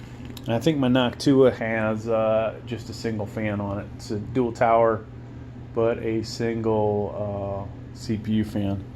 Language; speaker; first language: English; native; English